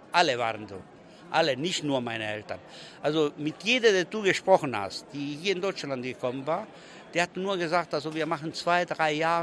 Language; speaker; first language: German; non-native, fluent; Italian